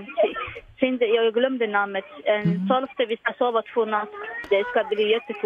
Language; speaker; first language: Swedish; non-native, learner; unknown